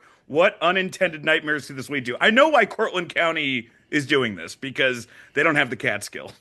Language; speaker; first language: English; native; English